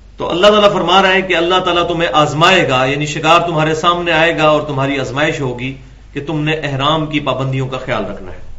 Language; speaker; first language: Urdu; non-native, local second language; Punjabi